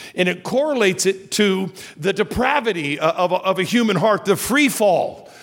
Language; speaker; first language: English; native; English